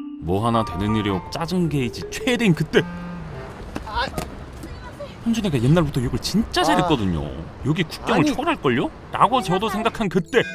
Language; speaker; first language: Korean; native; Korean